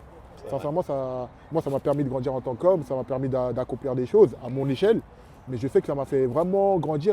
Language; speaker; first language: French; native; French